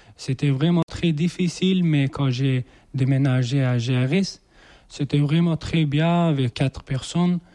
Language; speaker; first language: French; non-native, learner; Persian